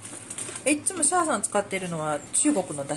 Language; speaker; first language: Japanese; native; Japanese